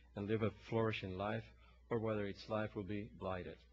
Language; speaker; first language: English; non-native, local second language; Spanish